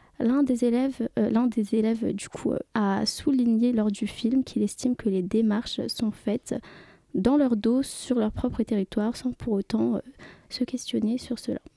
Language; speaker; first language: French; native; French